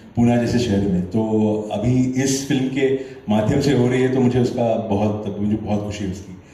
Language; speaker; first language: Hindi; non-native, local second language; Marathi